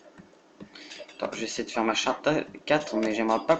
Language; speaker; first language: French; native; French